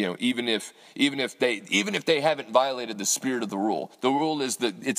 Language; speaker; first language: English; native; English